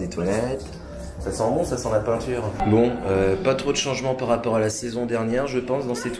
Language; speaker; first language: French; native; French